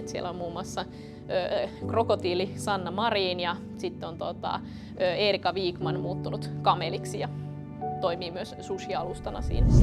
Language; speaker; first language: Finnish; native; Finnish